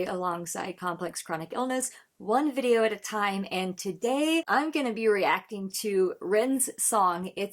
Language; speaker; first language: English; native; English